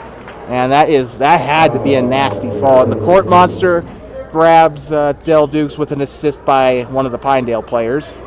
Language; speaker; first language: English; native; English